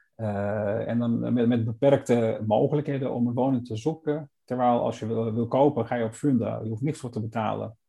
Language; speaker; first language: Dutch; non-native, fluent; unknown